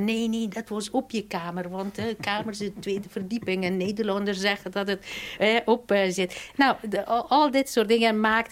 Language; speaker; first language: Dutch; non-native, fluent; Persian